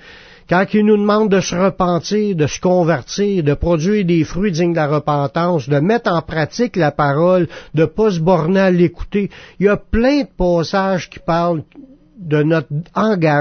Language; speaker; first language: French; native; French